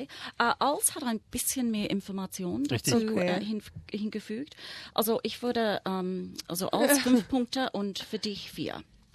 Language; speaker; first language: German; non-native, fluent; English